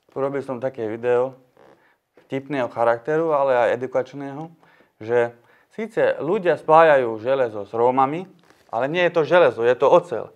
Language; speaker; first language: Slovak; non-native, local second language; Hungarian